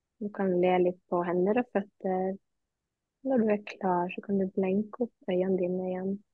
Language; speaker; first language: Norwegian; native; Norwegian